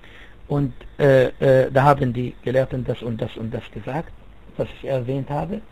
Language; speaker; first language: German; non-native, fluent; Arabic